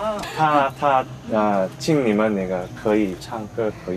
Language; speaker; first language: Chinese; non-native, learner; Korean